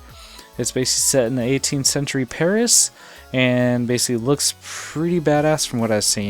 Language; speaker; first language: English; native; English